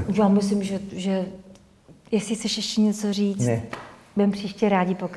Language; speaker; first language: Czech; native; Czech